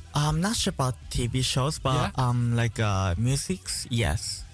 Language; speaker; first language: English; non-native, learner; Japanese